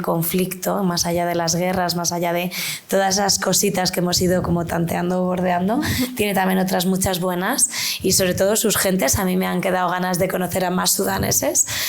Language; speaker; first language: Spanish; native; Spanish